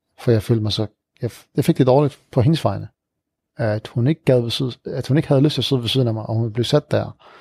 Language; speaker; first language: Danish; early bilingual, other home language; Arabic